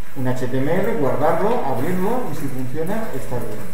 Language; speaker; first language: Spanish; non-native, local second language; Catalan